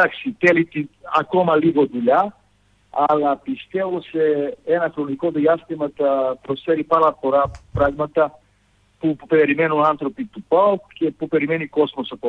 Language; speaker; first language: Greek; non-native, fluent; Serbian